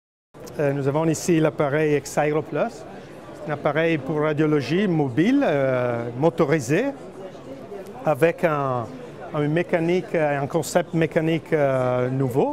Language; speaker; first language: French; non-native, fluent; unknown